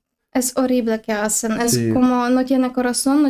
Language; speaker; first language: Spanish; non-native, learner; Ukrainian